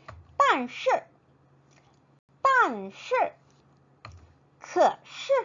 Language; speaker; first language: Chinese; non-native, fluent; Korean